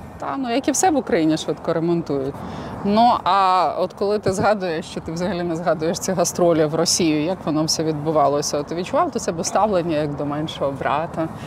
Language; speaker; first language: Ukrainian; native; Ukrainian